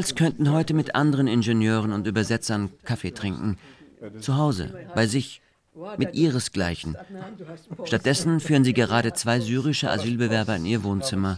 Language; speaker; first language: German; native; German